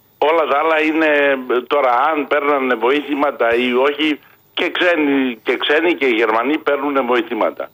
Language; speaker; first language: Greek; early bilingual, heritage; Greek